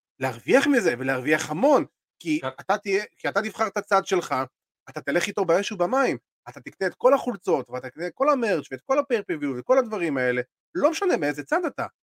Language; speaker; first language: Hebrew; native; Hebrew